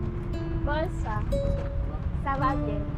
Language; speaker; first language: French; non-native, learner; English